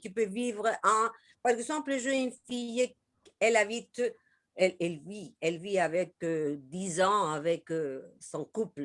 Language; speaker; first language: French; non-native, learner; Spanish